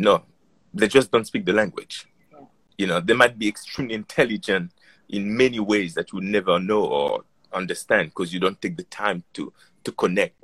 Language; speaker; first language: English; non-native, fluent; Haitian Creole